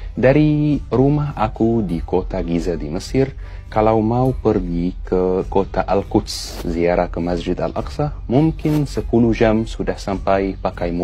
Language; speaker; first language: Indonesian; non-native, fluent; Arabic